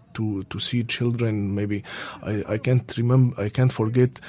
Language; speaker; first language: English; non-native, learner; Arabic